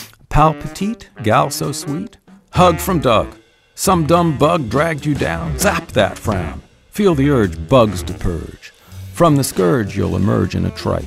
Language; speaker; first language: English; native; English